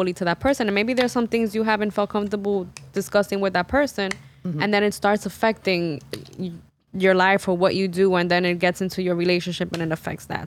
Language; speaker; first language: English; native; English